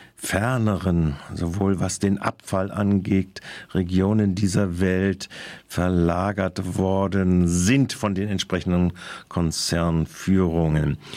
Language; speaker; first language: German; native; German